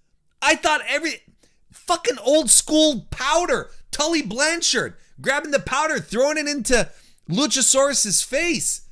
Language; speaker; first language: English; native; English